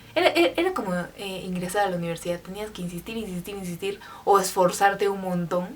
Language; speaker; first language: Spanish; native; Spanish